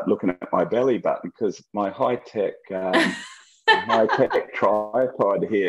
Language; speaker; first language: English; native; English